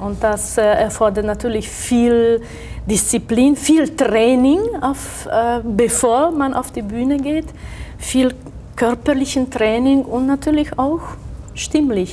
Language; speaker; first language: German; non-native, fluent; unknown